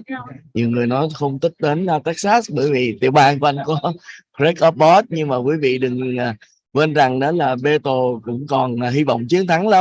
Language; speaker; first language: Vietnamese; native; Vietnamese